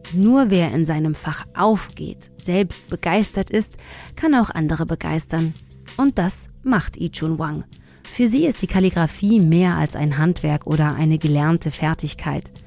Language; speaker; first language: German; early bilingual, other home language; Tigrinya